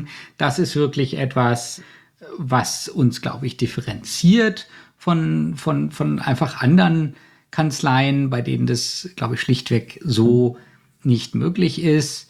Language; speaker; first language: German; native; German